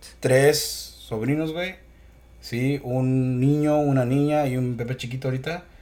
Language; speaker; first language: Spanish; early bilingual, heritage; Spanish